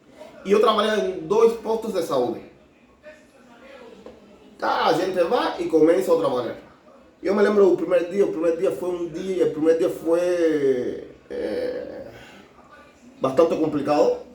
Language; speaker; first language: Portuguese; non-native, learner; Spanish